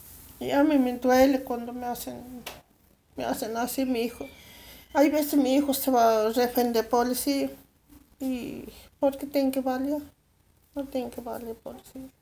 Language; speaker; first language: Spanish; non-native, local second language; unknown